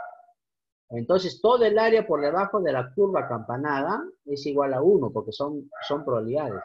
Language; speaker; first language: Spanish; native; Spanish